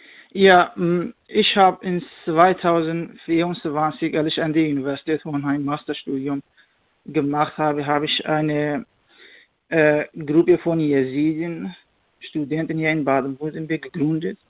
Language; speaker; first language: German; non-native, learner; Kurdish